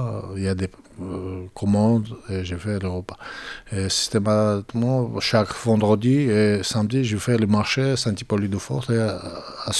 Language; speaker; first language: French; non-native, fluent; Georgian